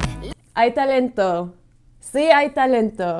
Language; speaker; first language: Spanish; non-native, fluent; English